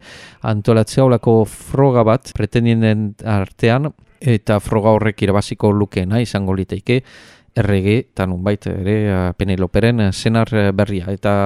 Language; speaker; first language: Basque; native; Basque